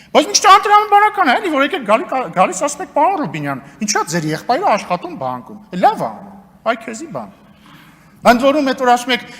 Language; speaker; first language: Armenian; native; Armenian